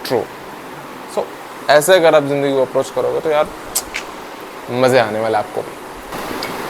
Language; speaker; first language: Hindi; native; Hindi